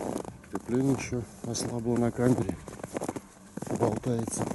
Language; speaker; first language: Russian; native; Russian